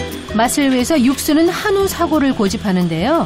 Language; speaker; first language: Korean; native; Korean